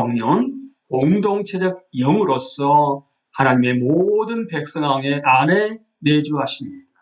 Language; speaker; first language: Korean; native; Korean